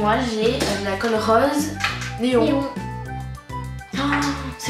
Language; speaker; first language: French; native; French